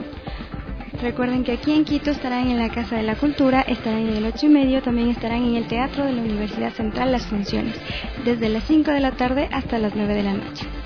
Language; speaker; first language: Spanish; native; Spanish